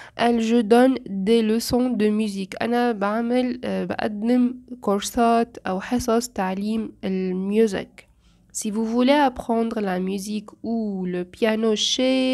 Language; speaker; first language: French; non-native, fluent; Arabic